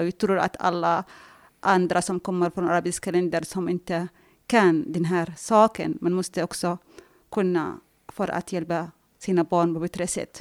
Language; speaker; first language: Swedish; non-native, fluent; Arabic